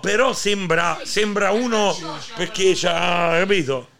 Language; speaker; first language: Italian; native; Italian